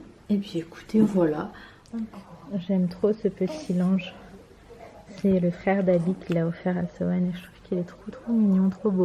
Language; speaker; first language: French; native; French